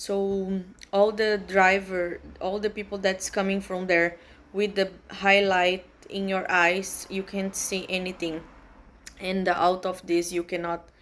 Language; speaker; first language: English; non-native, learner; Portuguese